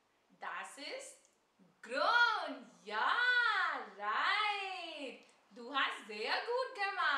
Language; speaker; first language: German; non-native, learner; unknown